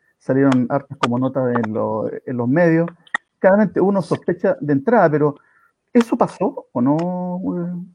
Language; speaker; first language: Spanish; native; Spanish